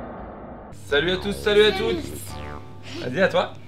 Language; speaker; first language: French; native; French